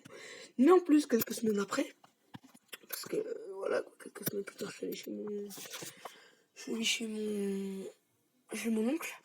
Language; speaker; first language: French; native; French